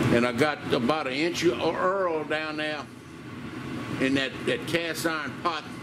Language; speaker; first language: English; native; English